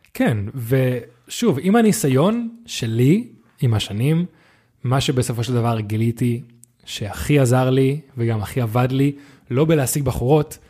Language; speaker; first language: Hebrew; non-native, fluent; English